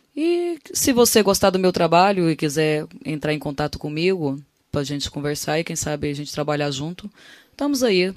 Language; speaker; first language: Portuguese; native; Portuguese